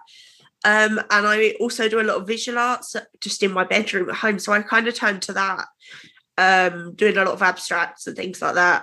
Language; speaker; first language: English; native; English